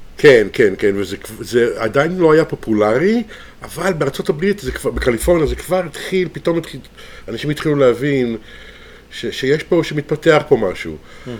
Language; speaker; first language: Hebrew; native; Hebrew